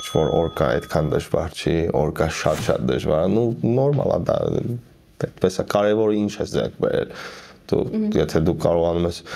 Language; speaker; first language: Armenian; native; Armenian